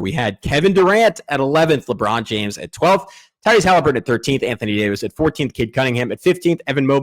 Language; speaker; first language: English; native; English